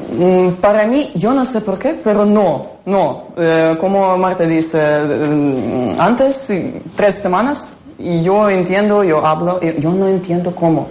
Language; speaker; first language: Spanish; non-native, learner; Ukrainian